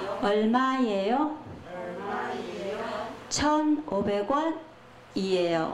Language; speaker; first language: Korean; non-native, fluent; Chinese